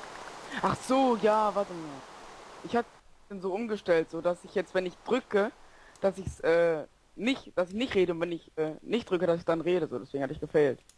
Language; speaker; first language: German; native; German